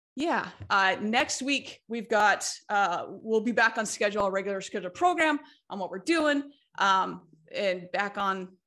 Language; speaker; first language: English; native; English